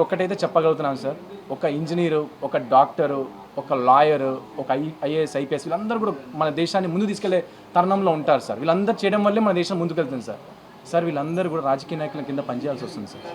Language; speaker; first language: Telugu; native; Telugu